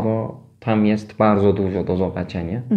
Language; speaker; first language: Polish; non-native, fluent; Turkish